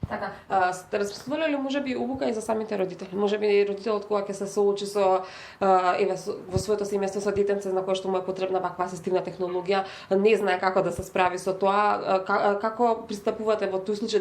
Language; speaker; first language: Macedonian; native; Macedonian